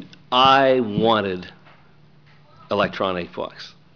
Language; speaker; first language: English; native; English